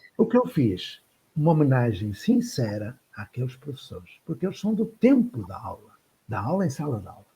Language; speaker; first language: Portuguese; native; Portuguese